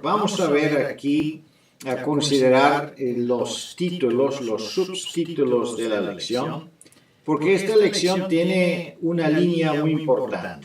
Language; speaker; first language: Spanish; non-native, fluent; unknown